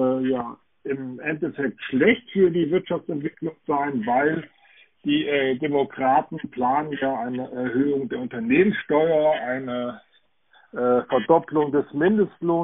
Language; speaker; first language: German; native; German